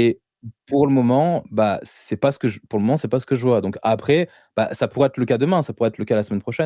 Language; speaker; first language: French; native; French